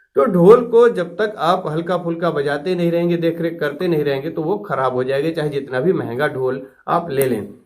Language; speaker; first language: Hindi; native; Hindi